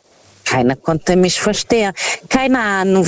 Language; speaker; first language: German; non-native, fluent; Portuguese